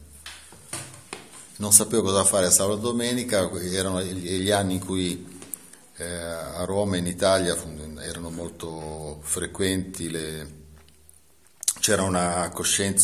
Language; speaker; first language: Italian; native; Italian